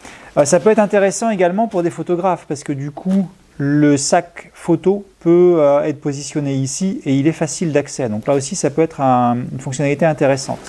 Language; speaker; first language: French; native; French